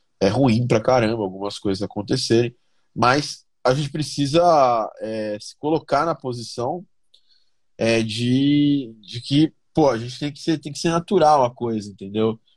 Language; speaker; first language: Portuguese; native; Portuguese